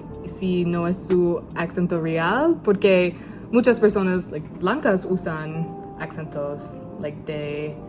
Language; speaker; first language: Spanish; non-native, learner; English